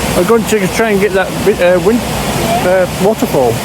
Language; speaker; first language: English; native; English